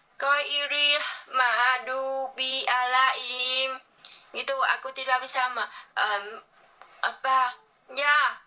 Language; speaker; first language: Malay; non-native, learner; Vietnamese